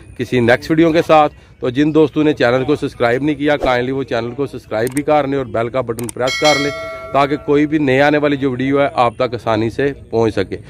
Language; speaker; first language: Urdu; non-native, local second language; Punjabi